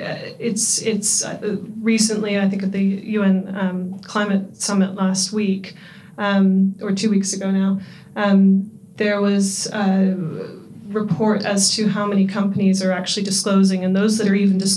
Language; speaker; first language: English; native; English